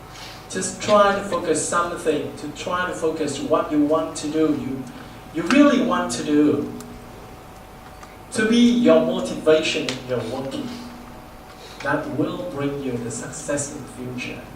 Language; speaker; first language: English; non-native, fluent; Vietnamese